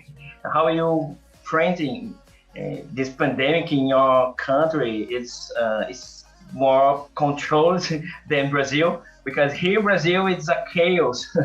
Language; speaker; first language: English; non-native, learner; Portuguese